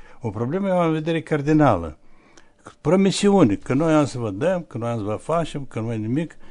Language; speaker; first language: Romanian; native; Romanian